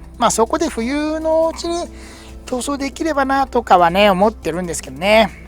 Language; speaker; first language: Japanese; native; Japanese